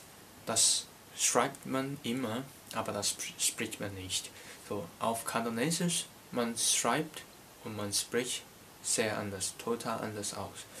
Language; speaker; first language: German; non-native, learner; Cantonese